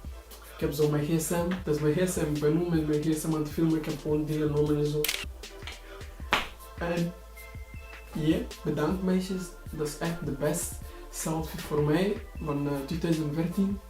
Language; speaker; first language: Dutch; early bilingual, other home language; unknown